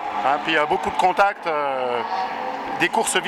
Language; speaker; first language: French; native; French